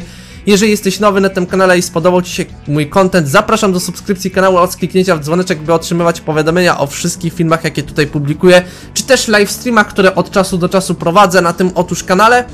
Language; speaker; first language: Polish; native; Polish